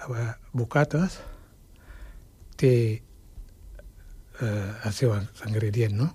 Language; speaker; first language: Catalan; non-native, fluent; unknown